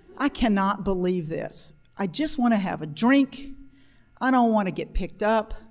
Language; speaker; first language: English; native; English